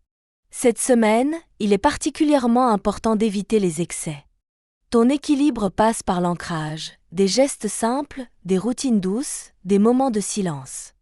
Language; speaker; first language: French; native; French